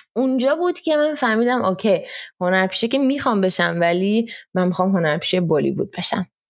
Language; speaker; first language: Persian; early bilingual, heritage; Persian